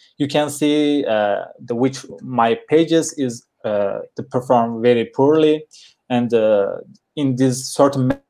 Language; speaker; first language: English; non-native, learner; Turkish